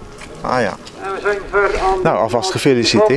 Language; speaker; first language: Dutch; native; Dutch